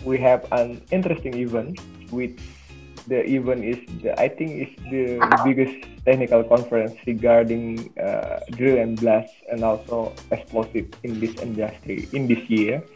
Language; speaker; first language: English; non-native, learner; Indonesian